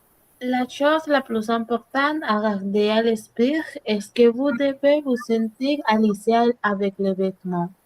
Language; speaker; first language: French; non-native, learner; Spanish